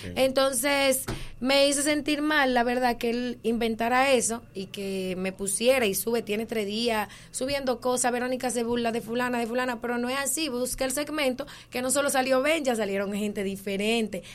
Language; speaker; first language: Spanish; native; Spanish